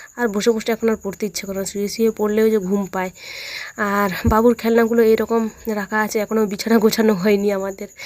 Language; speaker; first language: Bangla; non-native, local second language; Santali